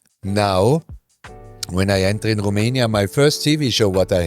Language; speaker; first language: English; non-native, learner; German